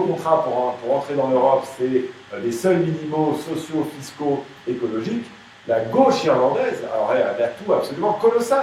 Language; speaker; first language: French; native; French